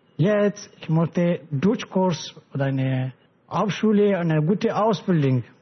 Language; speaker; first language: German; non-native, learner; Pashto